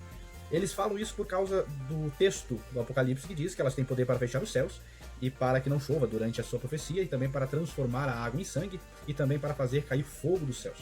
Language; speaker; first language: Portuguese; native; Portuguese